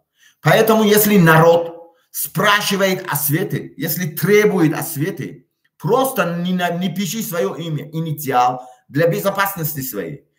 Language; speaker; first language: Russian; non-native, local second language; Tajik